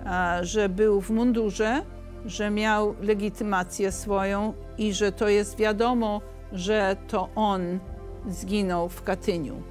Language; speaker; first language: Polish; early bilingual, heritage; English